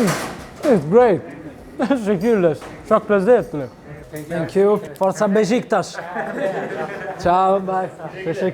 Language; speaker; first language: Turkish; non-native, learner; Italian